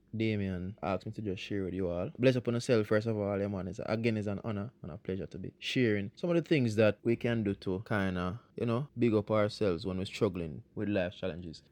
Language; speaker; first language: English; non-native, local second language; Jamaican Creole English